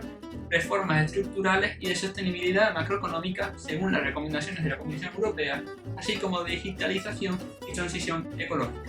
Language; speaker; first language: Spanish; native; Spanish